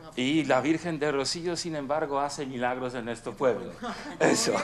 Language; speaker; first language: Spanish; non-native, fluent; Polish